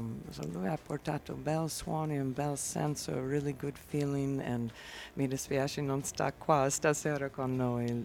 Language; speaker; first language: Italian; non-native, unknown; English